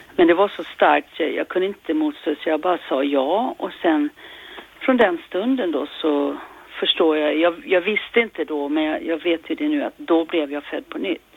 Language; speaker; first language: Swedish; native; Swedish